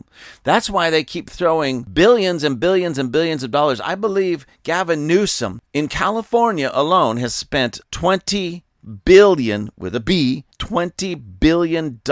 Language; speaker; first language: English; native; English